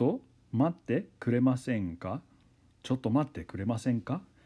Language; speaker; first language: Japanese; non-native, fluent; English